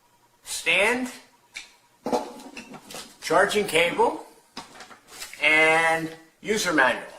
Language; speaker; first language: English; native; English